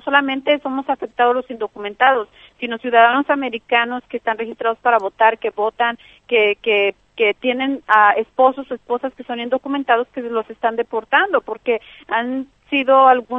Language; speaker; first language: Spanish; native; Spanish